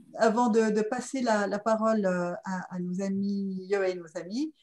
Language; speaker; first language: French; native; French